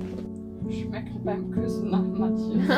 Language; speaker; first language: German; native; German